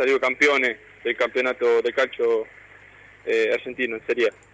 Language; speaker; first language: Italian; non-native, learner; Spanish